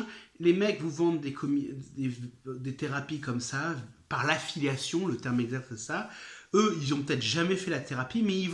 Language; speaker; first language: French; native; French